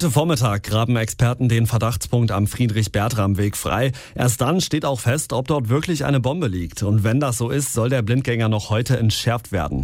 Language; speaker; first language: German; native; German